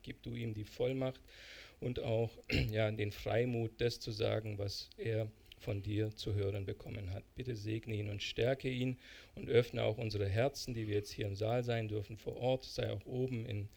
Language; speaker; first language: German; non-native, fluent; Arabic